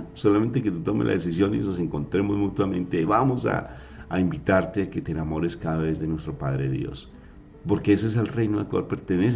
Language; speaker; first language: Spanish; native; Spanish